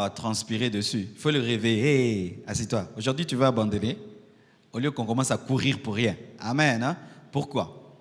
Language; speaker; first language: French; non-native, local second language; Lingala